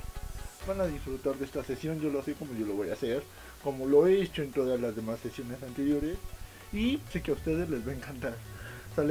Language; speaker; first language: Spanish; native; Spanish